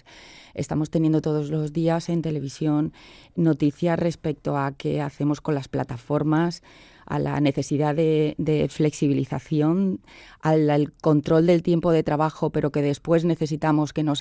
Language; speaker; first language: Spanish; native; Spanish